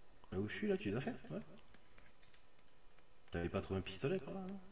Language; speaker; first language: French; native; French